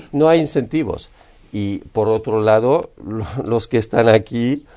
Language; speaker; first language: Spanish; non-native, fluent; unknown